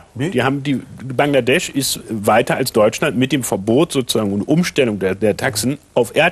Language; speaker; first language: German; native; German